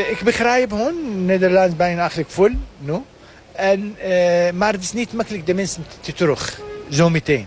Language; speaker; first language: Dutch; non-native, learner; Arabic